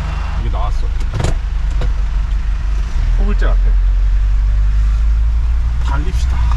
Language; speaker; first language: Korean; native; Korean